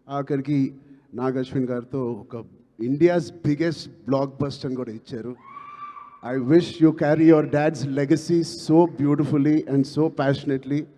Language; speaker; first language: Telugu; native; Telugu